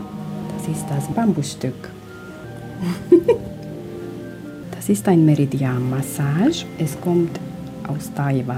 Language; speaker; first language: German; non-native, learner; Hungarian